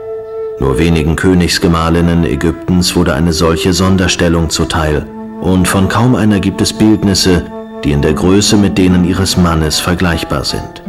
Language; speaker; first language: German; native; German